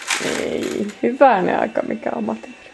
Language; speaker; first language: Finnish; native; Finnish